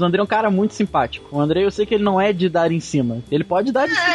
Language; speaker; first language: Portuguese; native; Portuguese